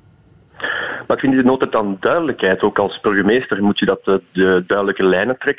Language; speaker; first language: Dutch; native; Dutch